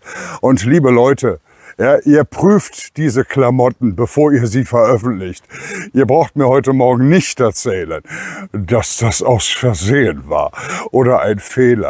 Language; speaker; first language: German; native; German